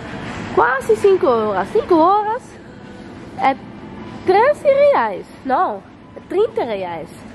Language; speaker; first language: Portuguese; non-native, learner; Dutch